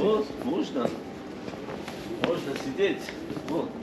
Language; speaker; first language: Russian; non-native, local second language; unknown